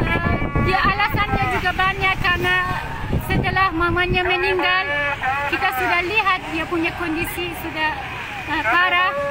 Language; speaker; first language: Indonesian; non-native, fluent; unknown